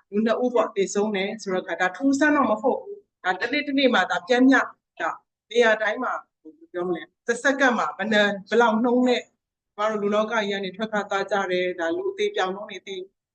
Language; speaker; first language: Burmese; native; Burmese